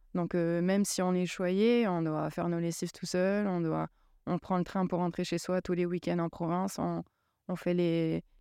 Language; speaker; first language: French; native; French